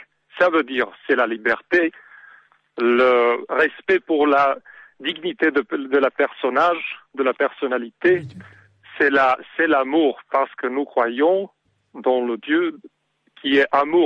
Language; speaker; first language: French; non-native, learner; Serbian